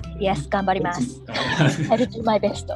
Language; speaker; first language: English; non-native, learner; Japanese